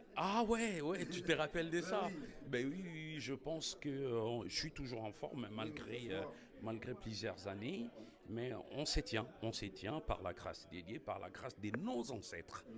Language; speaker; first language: French; non-native, local second language; Lingala